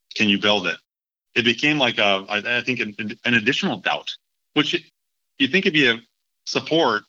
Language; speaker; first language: English; native; English